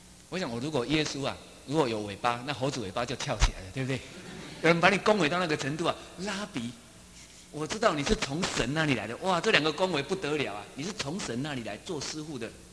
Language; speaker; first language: Chinese; native; Chinese